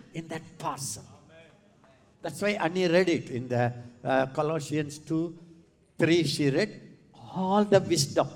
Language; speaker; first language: English; non-native, local second language; Tamil